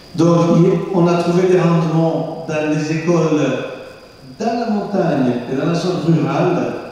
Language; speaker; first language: French; non-native, fluent; Spanish